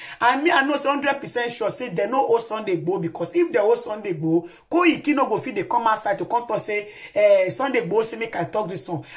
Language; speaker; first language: Nigerian Pidgin; non-native, local second language; Yoruba